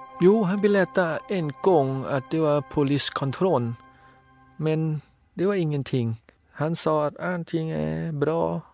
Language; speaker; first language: Swedish; non-native, fluent; Thai